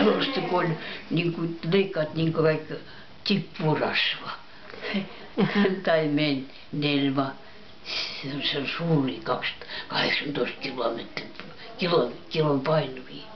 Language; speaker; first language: Finnish; early bilingual, heritage; Finnish